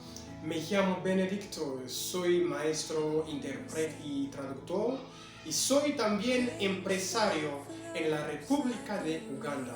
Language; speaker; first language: Spanish; non-native, fluent; French